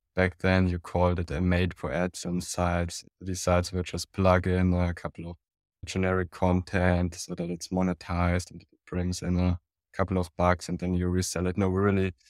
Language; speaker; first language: English; non-native, fluent; German